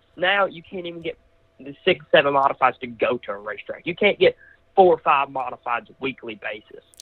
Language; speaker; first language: English; native; English